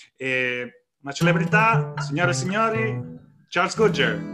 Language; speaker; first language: Italian; native; Italian